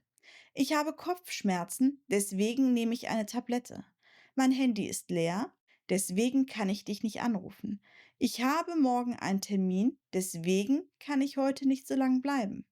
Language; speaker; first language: German; native; German